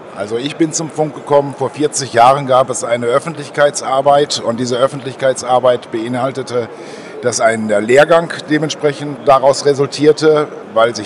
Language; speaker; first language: German; native; German